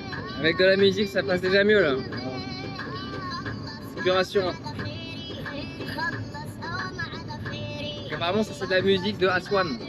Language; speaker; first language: French; native; French